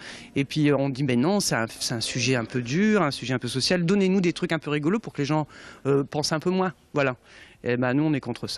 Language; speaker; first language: French; native; French